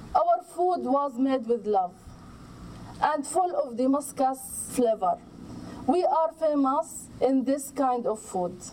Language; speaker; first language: English; non-native, learner; Arabic